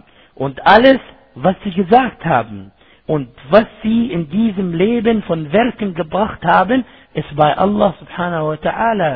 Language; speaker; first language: German; non-native, fluent; Arabic